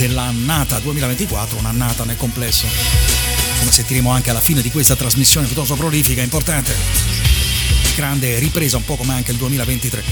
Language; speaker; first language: Italian; native; Italian